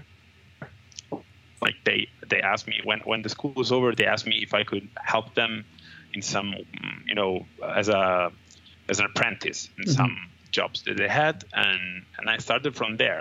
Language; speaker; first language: English; non-native, fluent; Italian